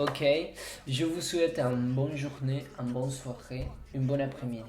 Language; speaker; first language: French; non-native, fluent; Spanish